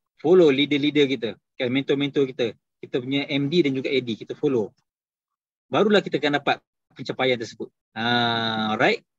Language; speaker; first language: Malay; native; Malay